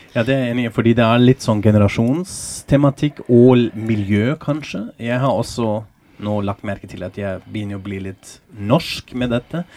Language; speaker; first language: Norwegian; non-native, fluent; German